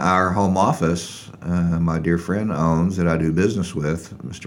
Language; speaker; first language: English; native; English